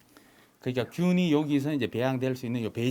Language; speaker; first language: Korean; native; Korean